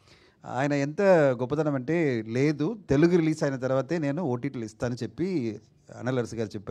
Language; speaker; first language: Telugu; non-native, fluent; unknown